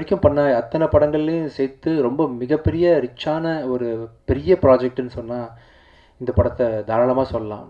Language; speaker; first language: Tamil; native; Tamil